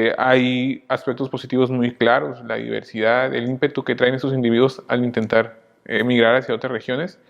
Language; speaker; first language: Spanish; native; Spanish